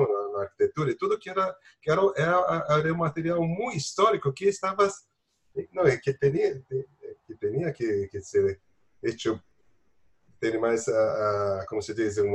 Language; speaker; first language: Spanish; non-native, learner; Portuguese